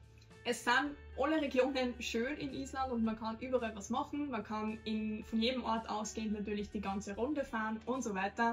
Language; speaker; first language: German; native; German